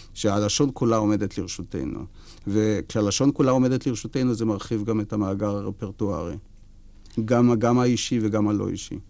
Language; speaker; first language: Hebrew; native; Hebrew